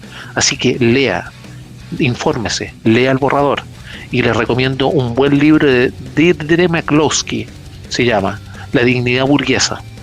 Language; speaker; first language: Spanish; native; Spanish